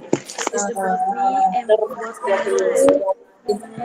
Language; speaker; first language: English; non-native, learner; Indonesian